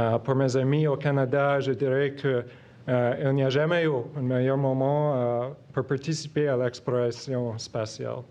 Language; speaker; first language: French; non-native, local second language; English